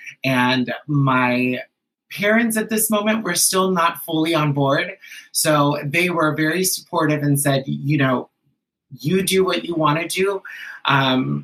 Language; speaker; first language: English; early bilingual, other home language; Spanish